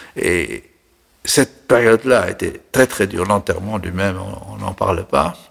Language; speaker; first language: French; non-native, local second language; Arabic